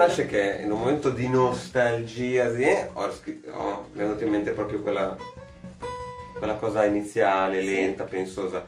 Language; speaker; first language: Italian; native; Italian